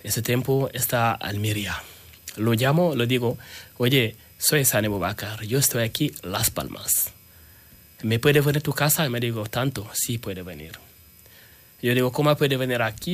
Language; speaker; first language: Spanish; non-native, learner; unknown